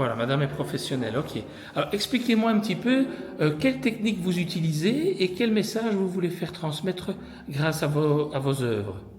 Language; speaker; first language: French; native; French